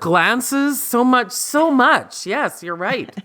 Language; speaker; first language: English; native; English